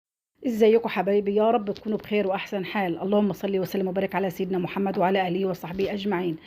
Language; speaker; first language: Arabic; native; Arabic